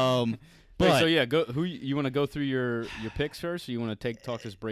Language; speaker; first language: English; native; English